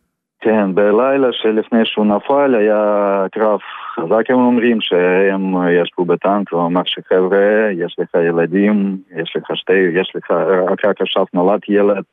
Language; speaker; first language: Hebrew; non-native, fluent; Russian